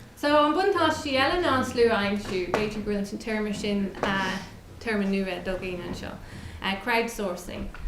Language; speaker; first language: Irish; non-native, local second language; English